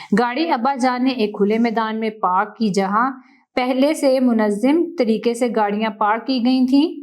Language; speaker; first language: Urdu; native; Urdu